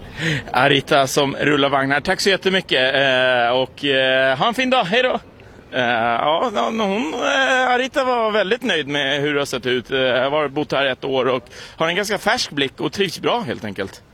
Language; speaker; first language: Swedish; native; Swedish